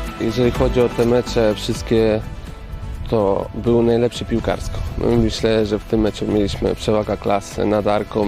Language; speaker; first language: Polish; native; Polish